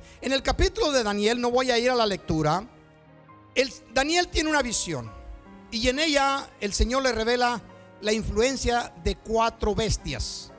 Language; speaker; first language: Spanish; native; Spanish